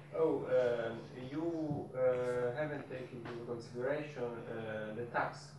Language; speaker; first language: English; non-native, fluent; Portuguese